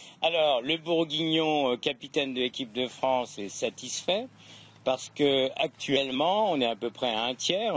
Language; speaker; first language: French; native; French